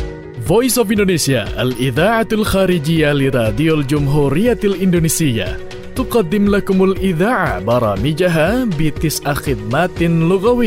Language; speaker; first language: Arabic; non-native, fluent; Indonesian